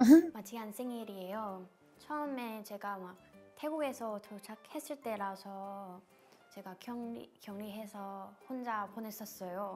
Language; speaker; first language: Korean; non-native, learner; Thai